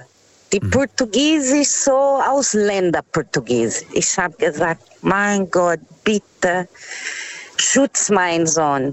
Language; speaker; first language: German; non-native, fluent; Portuguese